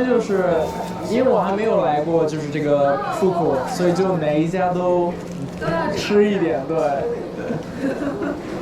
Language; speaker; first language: Chinese; non-native, fluent; English